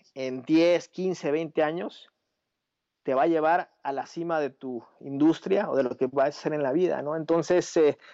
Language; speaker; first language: Spanish; native; Spanish